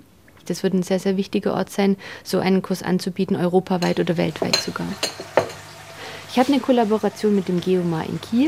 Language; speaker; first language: German; native; German